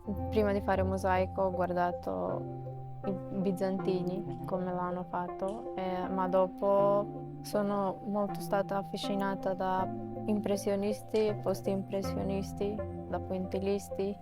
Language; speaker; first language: Italian; non-native, fluent; Macedonian